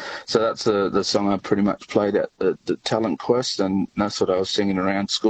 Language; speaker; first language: English; native; English